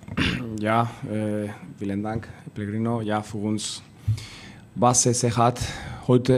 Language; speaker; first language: German; non-native, learner; Spanish